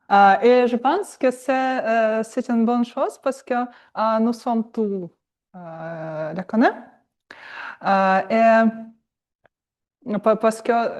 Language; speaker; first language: French; non-native, learner; Russian